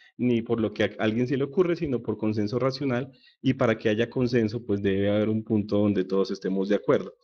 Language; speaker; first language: Spanish; native; Spanish